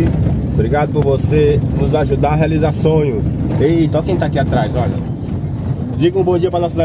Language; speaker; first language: Portuguese; native; Portuguese